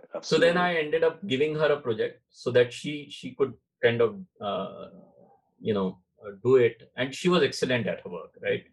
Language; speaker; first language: English; non-native, local second language; Marathi